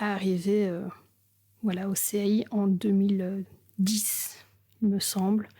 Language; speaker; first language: French; native; French